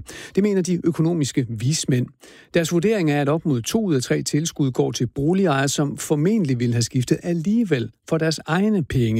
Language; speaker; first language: Danish; native; Danish